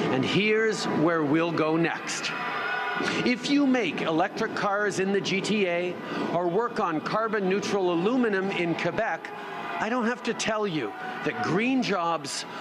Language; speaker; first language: English; early bilingual, other home language; French